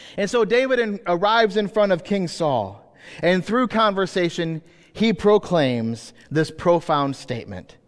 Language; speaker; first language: English; native; English